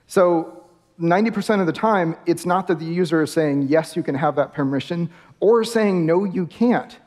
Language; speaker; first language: English; native; English